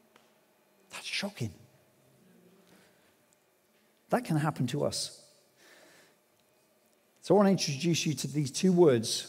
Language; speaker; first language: English; native; English